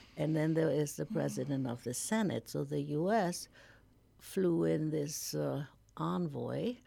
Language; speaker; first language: English; non-native, fluent; German